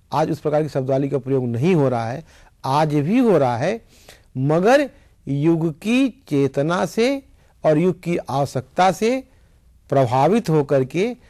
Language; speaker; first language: Hindi; native; Hindi